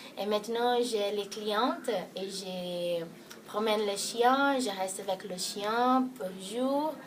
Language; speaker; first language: French; non-native, learner; Portuguese